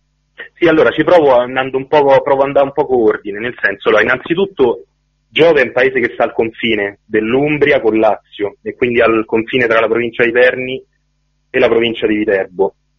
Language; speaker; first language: Italian; native; Italian